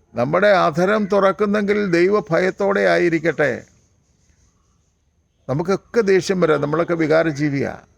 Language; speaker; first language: Malayalam; native; Malayalam